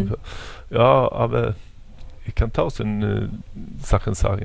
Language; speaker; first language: German; non-native, fluent; Swedish